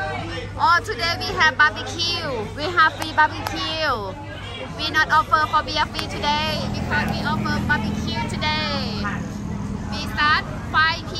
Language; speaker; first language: English; non-native, learner; Thai